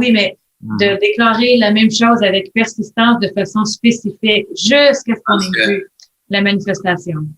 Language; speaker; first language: French; native; French